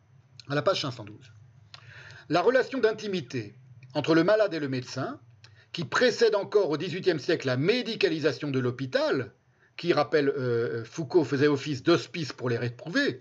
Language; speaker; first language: French; native; French